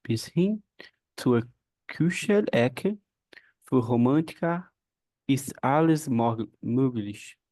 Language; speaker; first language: German; non-native, learner; Portuguese